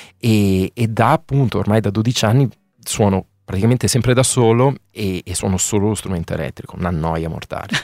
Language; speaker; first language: Italian; native; Italian